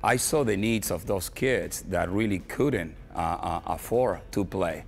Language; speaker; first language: English; non-native, fluent; Spanish